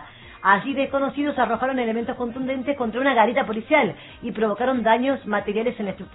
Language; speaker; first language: Spanish; native; Spanish